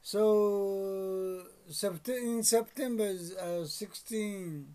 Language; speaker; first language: English; non-native, learner; Japanese